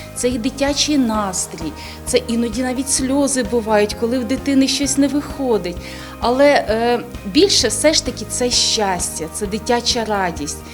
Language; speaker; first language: Ukrainian; native; Ukrainian